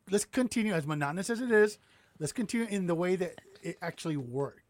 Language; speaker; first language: English; native; English